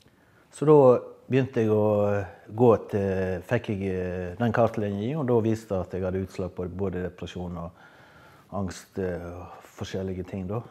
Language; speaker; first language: Norwegian; native; Norwegian